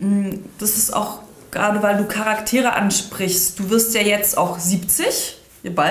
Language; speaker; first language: German; early bilingual, other home language; Serbian